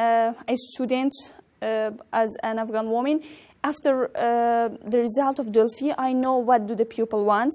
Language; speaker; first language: English; non-native, learner; Persian